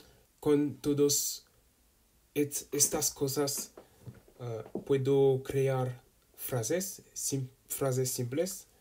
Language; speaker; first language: Spanish; non-native, learner; French